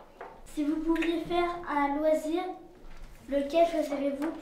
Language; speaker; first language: French; native; French